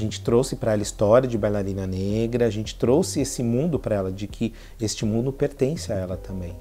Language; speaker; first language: Portuguese; native; Portuguese